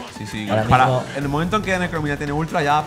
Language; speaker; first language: Spanish; native; Spanish